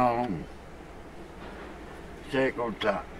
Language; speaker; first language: French; non-native, learner; Italian